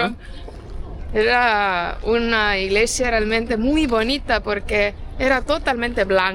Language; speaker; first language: Spanish; non-native, fluent; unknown